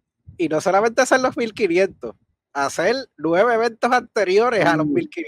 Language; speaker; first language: Spanish; native; Spanish